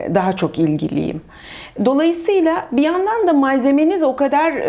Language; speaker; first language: Turkish; native; Turkish